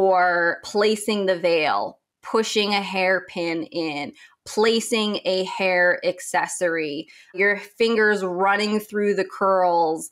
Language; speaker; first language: English; native; English